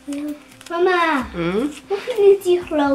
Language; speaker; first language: Dutch; early bilingual, other home language; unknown